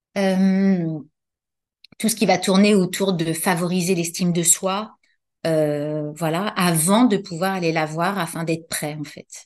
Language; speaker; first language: French; native; French